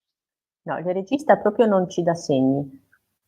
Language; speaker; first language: Italian; native; Italian